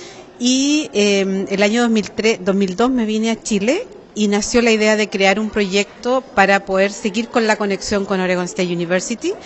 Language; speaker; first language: Spanish; non-native, fluent; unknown